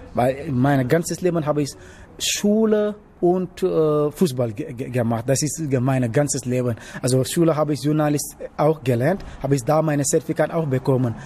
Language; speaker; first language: German; non-native, learner; Wolof